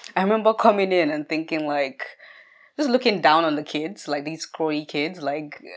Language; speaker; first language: English; early bilingual, other home language; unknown